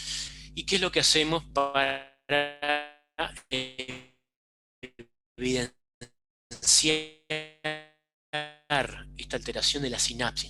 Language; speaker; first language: Spanish; native; Spanish